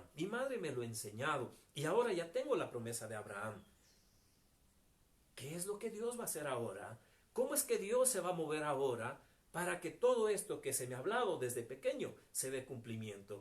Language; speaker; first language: Spanish; native; Spanish